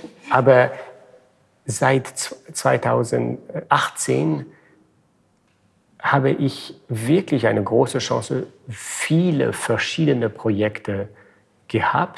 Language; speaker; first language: German; non-native, fluent; French